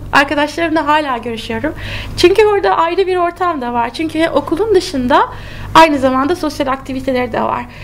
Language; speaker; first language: Turkish; native; Turkish